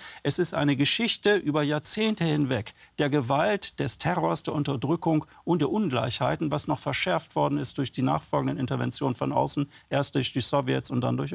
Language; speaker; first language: German; native; German